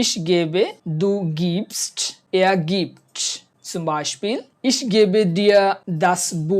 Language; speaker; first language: German; non-native, fluent; Bangla